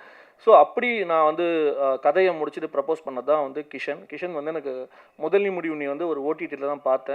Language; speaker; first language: Tamil; native; Tamil